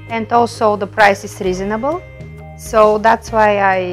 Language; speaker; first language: English; non-native, learner; Bulgarian